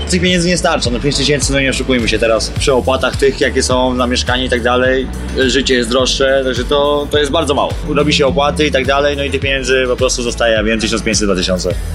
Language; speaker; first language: Polish; native; Polish